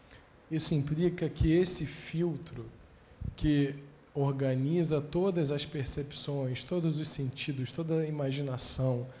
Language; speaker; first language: Portuguese; native; Portuguese